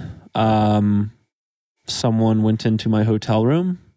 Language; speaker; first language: English; native; English